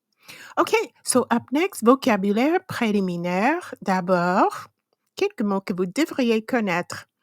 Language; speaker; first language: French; non-native, fluent; English